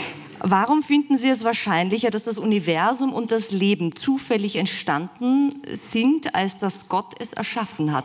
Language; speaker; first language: German; native; German